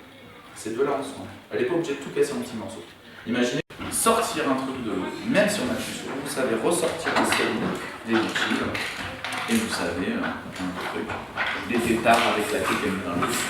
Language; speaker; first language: French; native; French